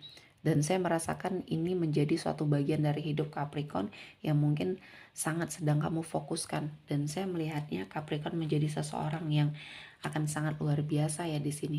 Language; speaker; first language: Indonesian; native; Indonesian